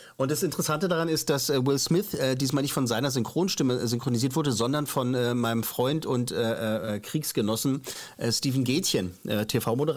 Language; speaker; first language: German; native; German